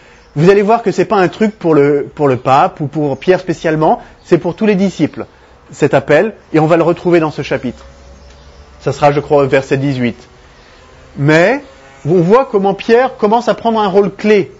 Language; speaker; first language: French; native; French